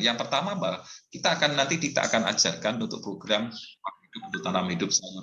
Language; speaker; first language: Indonesian; native; Indonesian